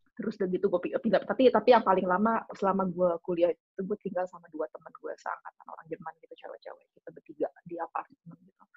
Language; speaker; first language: Indonesian; native; Indonesian